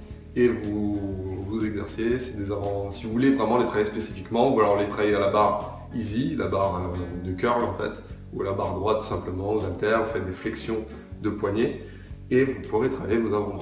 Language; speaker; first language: French; native; French